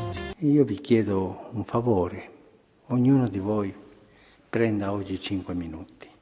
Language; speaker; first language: Italian; non-native, fluent; Spanish